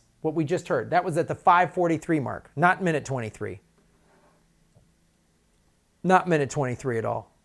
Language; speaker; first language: English; native; English